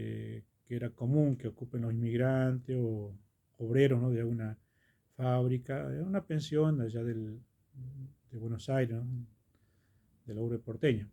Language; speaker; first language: Spanish; native; Spanish